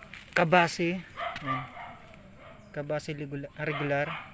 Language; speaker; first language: Filipino; native; Filipino